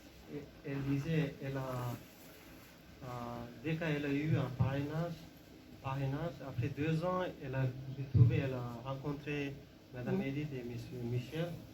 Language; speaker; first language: French; non-native, learner; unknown